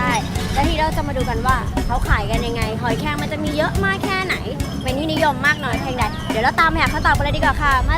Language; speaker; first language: Thai; native; Thai